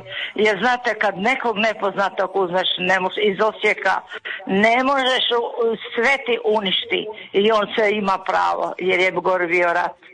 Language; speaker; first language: Serbian; native; Serbian